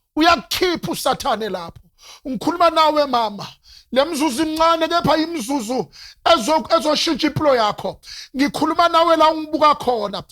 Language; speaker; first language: Zulu; non-native, local second language; Northern Sotho